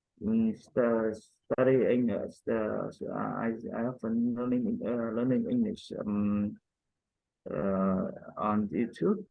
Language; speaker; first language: English; non-native, learner; Vietnamese